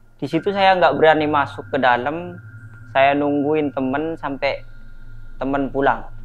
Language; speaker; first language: Indonesian; native; Indonesian